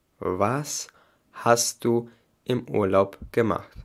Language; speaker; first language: German; non-native, fluent; Albanian